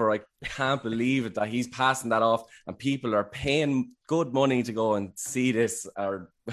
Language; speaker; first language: English; native; English